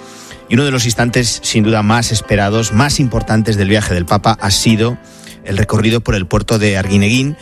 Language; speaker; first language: Spanish; native; Spanish